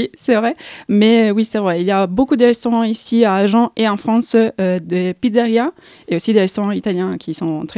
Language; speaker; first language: French; non-native, fluent; Italian